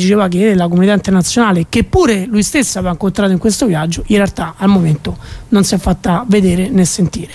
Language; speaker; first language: Italian; native; Italian